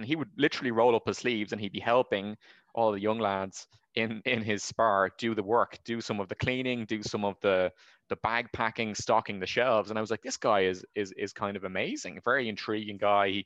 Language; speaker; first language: English; native; English